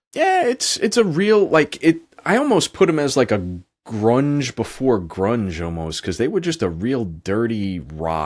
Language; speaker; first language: English; native; English